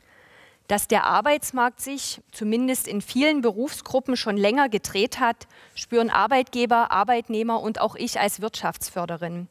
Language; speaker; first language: German; native; German